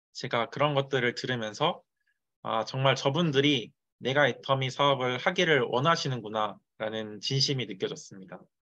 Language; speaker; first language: Korean; native; Korean